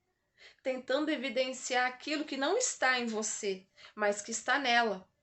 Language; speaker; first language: Portuguese; native; Portuguese